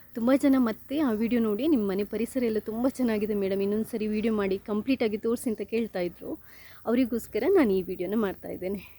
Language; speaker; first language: Kannada; native; Kannada